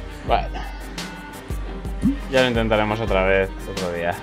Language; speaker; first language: Spanish; native; Spanish